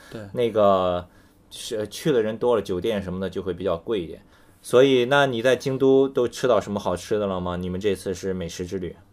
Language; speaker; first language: Chinese; native; Chinese